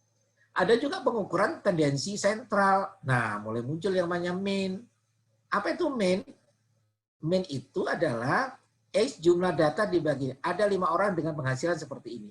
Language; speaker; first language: Indonesian; non-native, local second language; Javanese